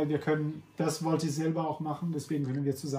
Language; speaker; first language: German; non-native, fluent; Italian